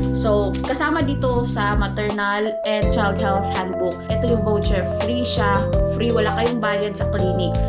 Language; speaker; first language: Filipino; native; Filipino